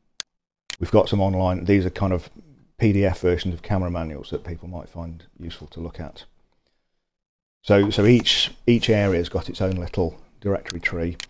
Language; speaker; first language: English; native; English